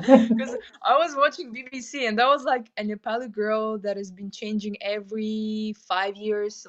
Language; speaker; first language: English; non-native, fluent; Kyrgyz